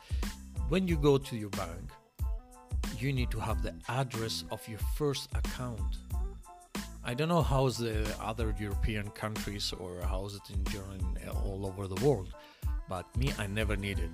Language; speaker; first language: English; non-native, fluent; Greek